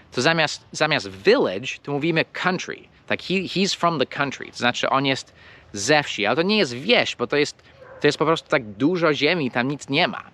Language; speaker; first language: Polish; non-native, fluent; English